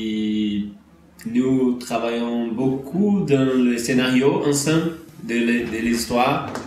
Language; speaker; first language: French; non-native, learner; Portuguese